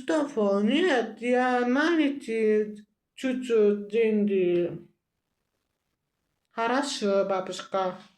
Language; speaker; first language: Russian; non-native, learner; Uzbek